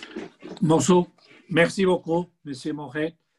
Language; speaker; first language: French; non-native, learner; Spanish